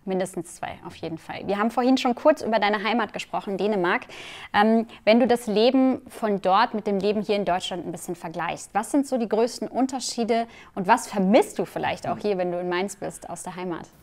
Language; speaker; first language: German; native; German